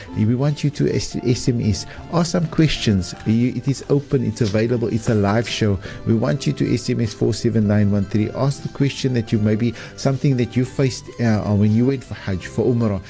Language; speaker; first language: English; native; English